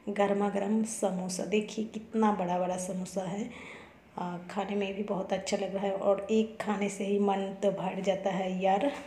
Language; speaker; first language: Hindi; non-native, local second language; Bangla